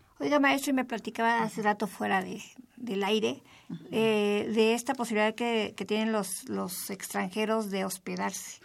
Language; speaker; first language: Spanish; native; Spanish